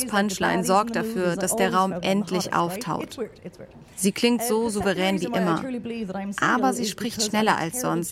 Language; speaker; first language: German; native; German